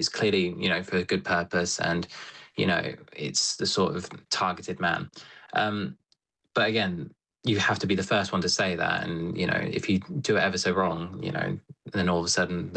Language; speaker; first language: English; native; English